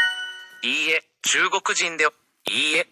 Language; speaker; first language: Japanese; non-native, learner; Thai